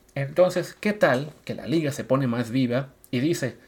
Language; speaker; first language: Spanish; native; Spanish